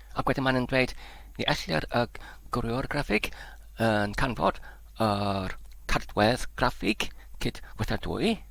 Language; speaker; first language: Welsh; non-native, local second language; English